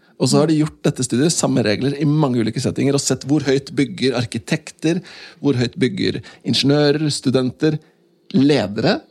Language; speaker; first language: Norwegian; native; Norwegian